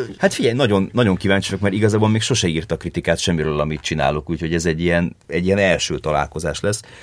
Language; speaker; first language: Hungarian; early bilingual, heritage; Hungarian